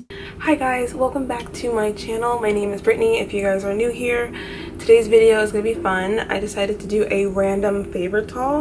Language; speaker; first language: English; native; English